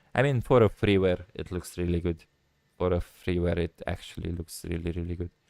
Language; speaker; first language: English; non-native, fluent; Romanian